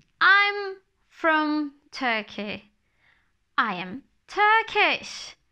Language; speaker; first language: English; non-native, fluent; Turkish